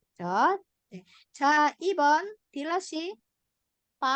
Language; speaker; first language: Korean; non-native, fluent; Indonesian